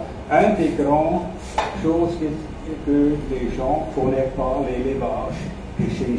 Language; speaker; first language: French; non-native, fluent; German